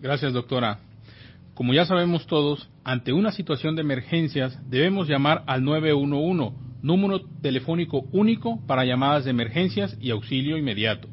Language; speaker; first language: Spanish; native; Spanish